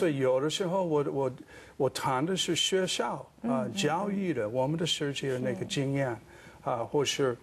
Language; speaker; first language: Chinese; non-native, fluent; English